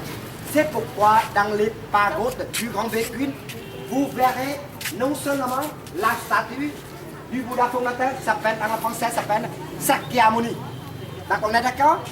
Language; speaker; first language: French; non-native, fluent; Vietnamese